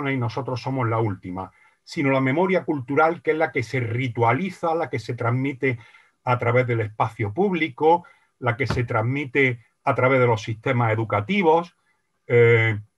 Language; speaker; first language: Spanish; native; Spanish